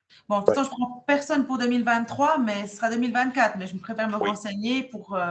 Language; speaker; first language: French; native; French